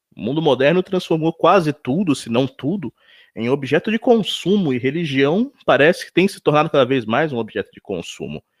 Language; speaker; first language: Portuguese; native; Portuguese